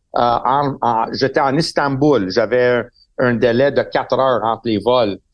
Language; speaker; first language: French; non-native, local second language; English